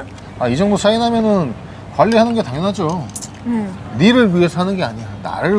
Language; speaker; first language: Korean; native; Korean